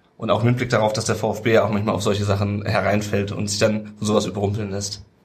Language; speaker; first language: German; native; German